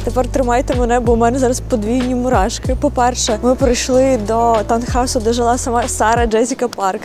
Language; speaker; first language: Ukrainian; native; Ukrainian